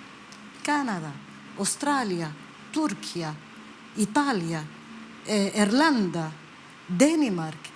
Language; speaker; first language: Spanish; non-native, learner; Arabic